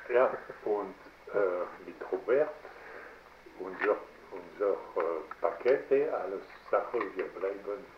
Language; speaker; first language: German; non-native, learner; French